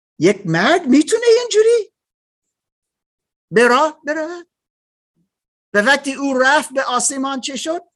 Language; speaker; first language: Persian; non-native, learner; German